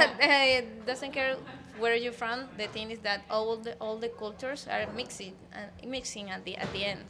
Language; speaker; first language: English; non-native, learner; Spanish